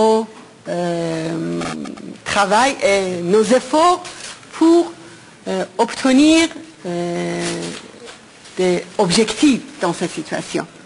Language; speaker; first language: French; non-native, fluent; Persian